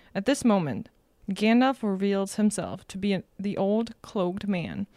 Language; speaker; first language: English; non-native, fluent; German